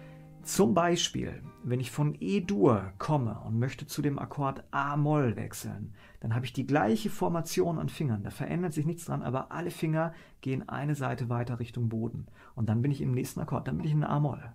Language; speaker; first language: German; native; German